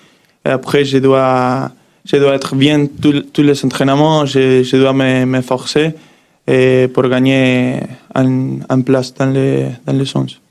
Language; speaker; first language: French; non-native, learner; Spanish